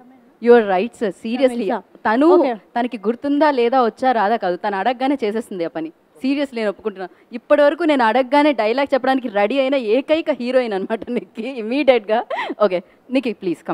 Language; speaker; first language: Telugu; native; Telugu